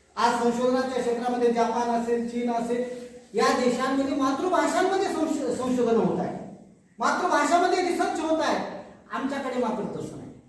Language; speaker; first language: Marathi; native; Marathi